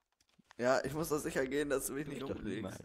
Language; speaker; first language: German; native; German